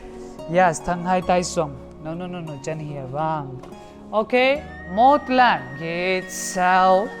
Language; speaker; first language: Vietnamese; non-native, learner; Hindi